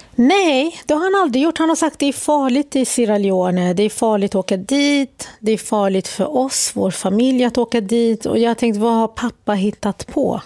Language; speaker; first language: Swedish; early bilingual, other home language; Arabic